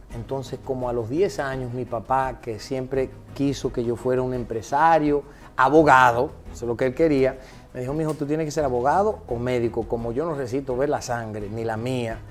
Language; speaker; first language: Spanish; early bilingual, heritage; Spanish